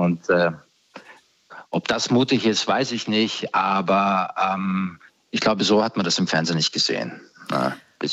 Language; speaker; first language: German; early bilingual, other home language; Croatian